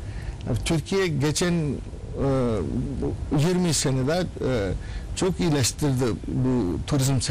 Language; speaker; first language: Turkish; non-native, learner; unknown